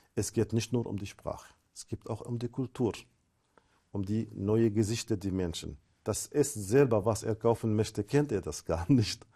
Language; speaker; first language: German; non-native, fluent; Arabic